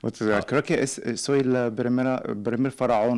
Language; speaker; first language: Spanish; non-native, learner; Arabic